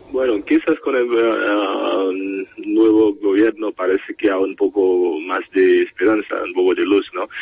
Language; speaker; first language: Spanish; non-native, fluent; Haitian Creole